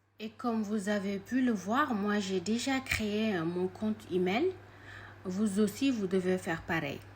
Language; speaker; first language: French; non-native, local second language; Wolof